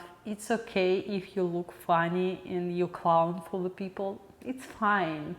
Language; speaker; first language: English; non-native, learner; Russian